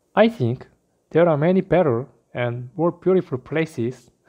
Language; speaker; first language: English; non-native, learner; Korean